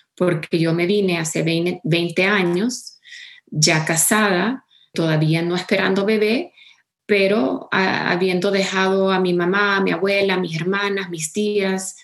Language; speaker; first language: Spanish; early bilingual, heritage; Spanish